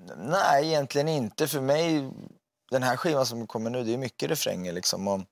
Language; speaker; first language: Swedish; native; Swedish